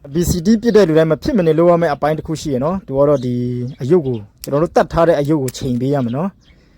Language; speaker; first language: Burmese; native; Burmese